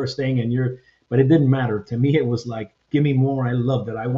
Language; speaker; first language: English; early bilingual, other home language; Spanish